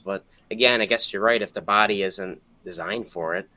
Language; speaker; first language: English; native; English